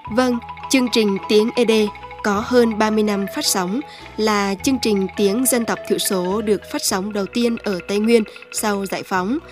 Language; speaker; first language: Vietnamese; non-native, local second language; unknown